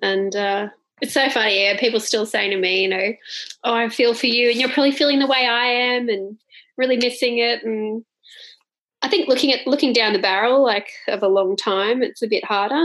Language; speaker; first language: English; native; English